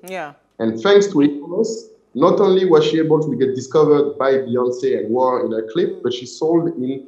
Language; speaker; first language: English; non-native, fluent; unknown